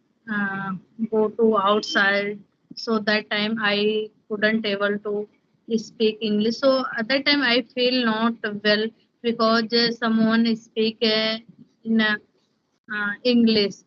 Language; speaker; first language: English; non-native, learner; Hindi